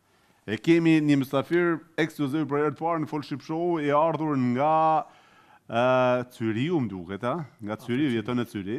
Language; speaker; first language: Albanian; native; Albanian